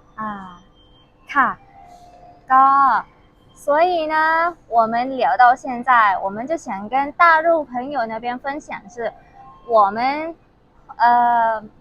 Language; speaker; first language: Chinese; non-native, fluent; Thai